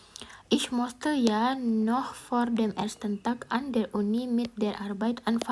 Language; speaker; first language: German; non-native, learner; Indonesian